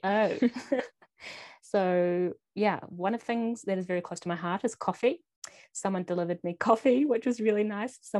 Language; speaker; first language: English; native; English